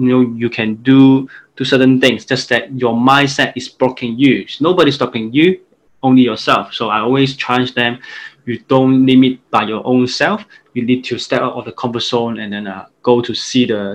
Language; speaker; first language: English; non-native, local second language; Cantonese